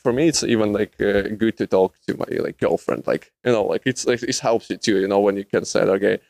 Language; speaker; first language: English; non-native, learner; Russian